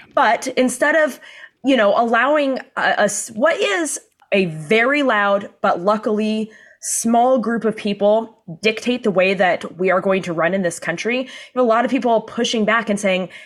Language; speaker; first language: English; native; English